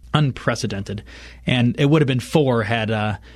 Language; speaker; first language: English; native; English